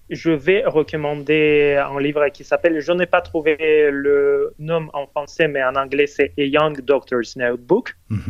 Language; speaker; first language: French; non-native, fluent; Russian